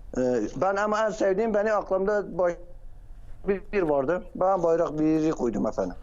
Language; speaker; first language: Turkish; non-native, local second language; Kurdish